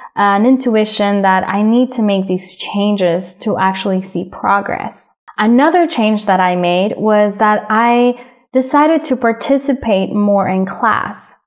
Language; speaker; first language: English; early bilingual, other home language; Spanish